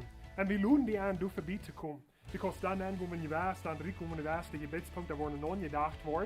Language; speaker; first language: German; non-native, learner; Plautdietsch